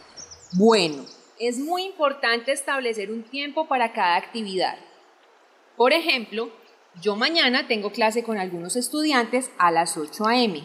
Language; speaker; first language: Spanish; native; Spanish